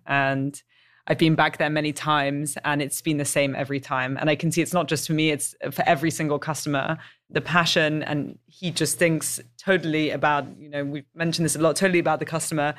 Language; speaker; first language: English; native; English